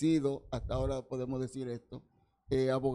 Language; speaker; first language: Spanish; native; Spanish